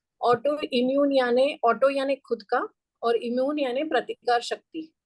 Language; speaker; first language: Hindi; non-native, local second language; Gujarati